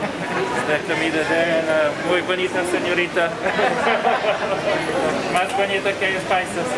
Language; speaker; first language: Spanish; non-native, learner; English